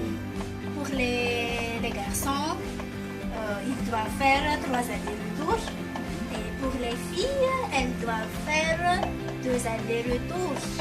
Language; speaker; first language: French; non-native, local second language; Malagasy